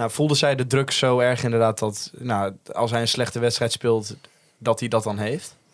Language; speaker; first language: Dutch; native; Dutch